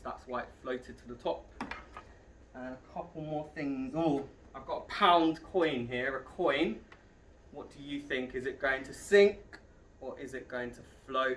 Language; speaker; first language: English; native; English